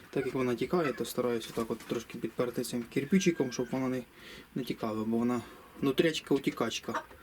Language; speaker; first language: Ukrainian; native; Ukrainian